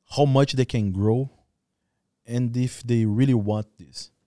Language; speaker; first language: English; non-native, learner; Portuguese